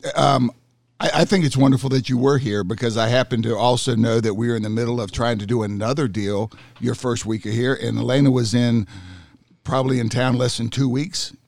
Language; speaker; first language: English; native; English